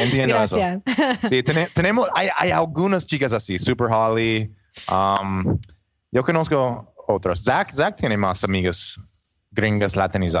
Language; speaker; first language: Spanish; non-native, learner; English